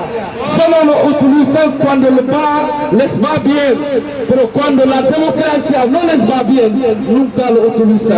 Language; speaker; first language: Spanish; non-native, fluent; Wolof